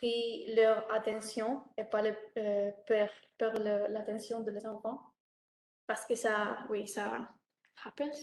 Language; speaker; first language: French; non-native, learner; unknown